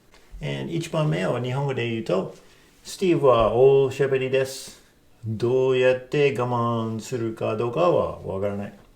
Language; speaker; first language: Japanese; non-native, fluent; English